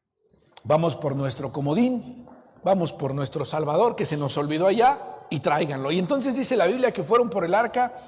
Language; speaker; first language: Spanish; native; Spanish